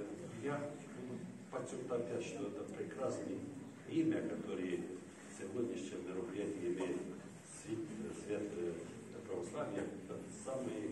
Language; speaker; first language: Russian; non-native, learner; Romanian